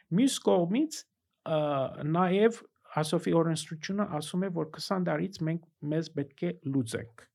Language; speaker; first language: Armenian; early bilingual, heritage; Armenian